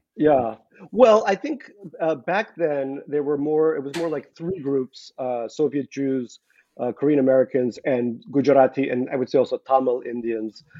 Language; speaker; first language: English; non-native, fluent; Russian